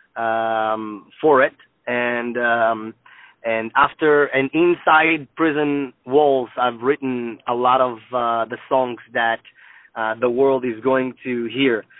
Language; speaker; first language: English; non-native, fluent; Hebrew